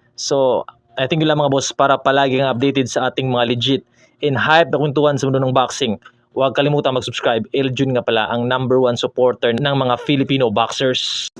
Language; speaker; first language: Filipino; non-native, local second language; Cebuano